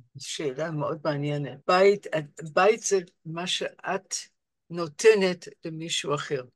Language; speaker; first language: Hebrew; non-native, fluent; English